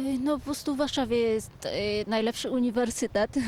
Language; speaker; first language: Polish; non-native, fluent; Vietnamese